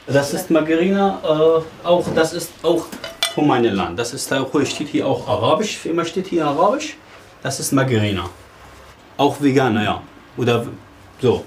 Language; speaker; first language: German; non-native, learner; Arabic